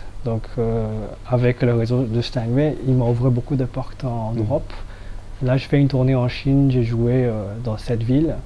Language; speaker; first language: French; non-native, fluent; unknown